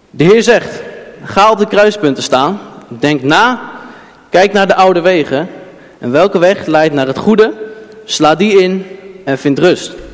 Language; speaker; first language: Dutch; native; Dutch